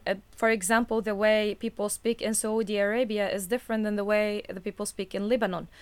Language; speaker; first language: English; non-native, fluent; Arabic